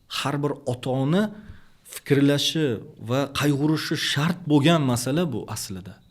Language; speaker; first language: Uzbek; native; Uzbek